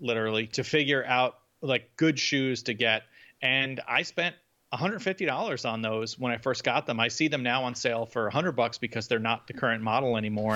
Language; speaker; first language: English; native; English